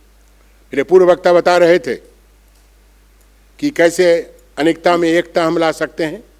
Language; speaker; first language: Hindi; non-native, local second language; Bangla